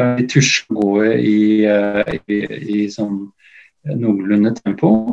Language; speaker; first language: Norwegian; native; Norwegian